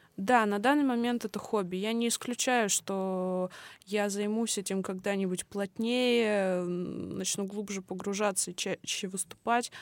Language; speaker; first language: Russian; native; Russian